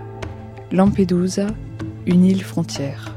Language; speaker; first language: French; native; French